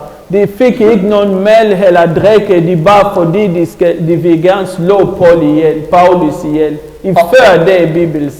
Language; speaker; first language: Danish; non-native, fluent; French